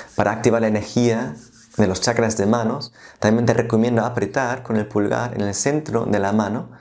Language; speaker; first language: Spanish; non-native, fluent; German